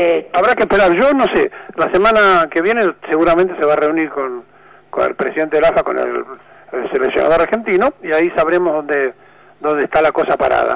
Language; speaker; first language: Spanish; native; Spanish